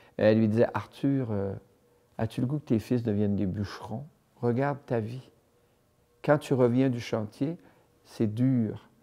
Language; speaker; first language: French; native; French